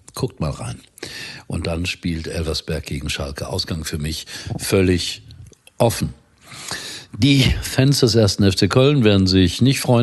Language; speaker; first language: German; native; German